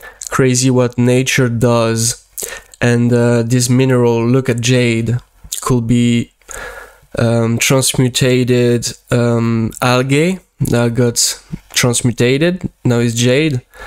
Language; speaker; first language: English; non-native, fluent; French